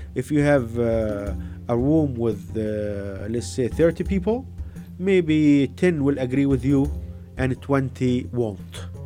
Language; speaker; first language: English; non-native, fluent; Arabic